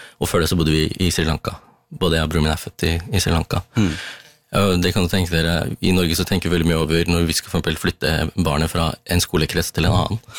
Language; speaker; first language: Norwegian; early bilingual, other home language; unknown